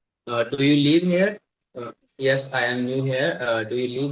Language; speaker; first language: English; non-native, learner; Hindi